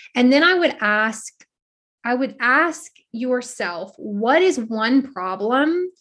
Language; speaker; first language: English; native; English